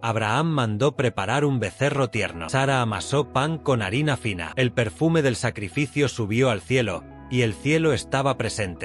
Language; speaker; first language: Spanish; native; Spanish